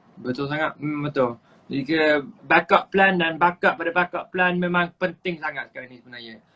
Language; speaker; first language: Malay; native; Malay